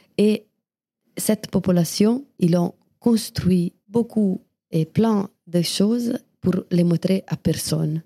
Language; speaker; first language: French; non-native, fluent; Italian